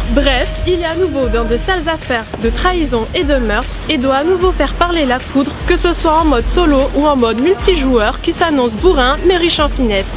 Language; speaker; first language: French; native; French